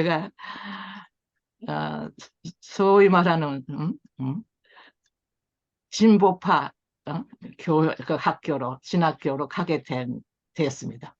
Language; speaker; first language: Korean; early bilingual, heritage; Korean